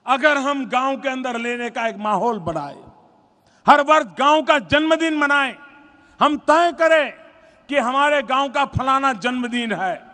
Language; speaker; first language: Hindi; non-native, local second language; Gujarati